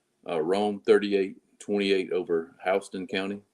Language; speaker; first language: English; native; English